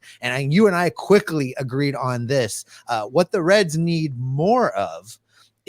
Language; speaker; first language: English; native; English